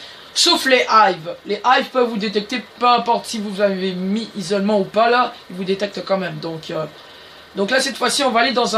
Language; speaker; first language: French; native; French